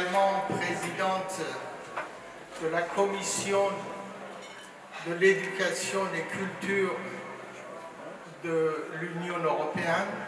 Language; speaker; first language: French; non-native, fluent; Persian